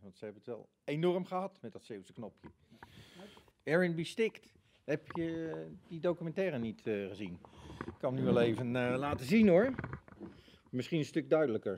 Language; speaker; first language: Dutch; native; Dutch